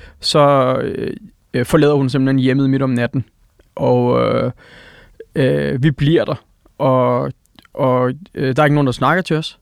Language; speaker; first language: Danish; early bilingual, other home language; Turkish